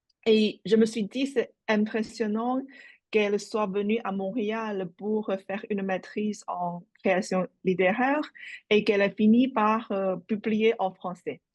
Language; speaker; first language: French; non-native, fluent; Chinese